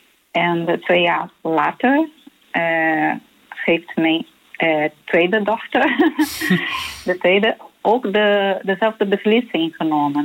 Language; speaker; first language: Dutch; non-native, learner; Portuguese